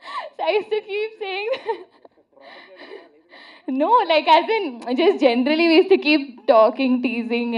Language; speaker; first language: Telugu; non-native, learner; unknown